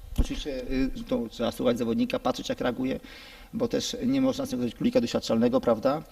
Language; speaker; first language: Polish; native; Polish